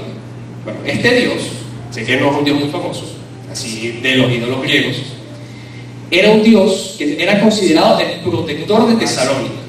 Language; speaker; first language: Spanish; native; Spanish